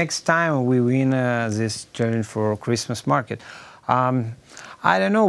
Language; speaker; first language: English; non-native, learner; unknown